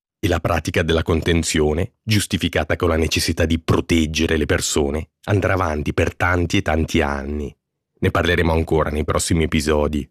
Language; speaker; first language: Italian; native; Italian